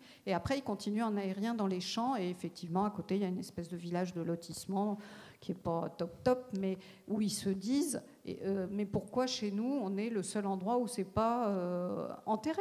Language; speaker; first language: French; native; French